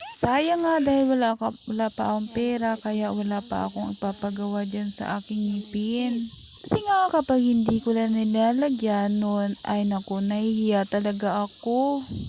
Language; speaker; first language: Filipino; non-native, local second language; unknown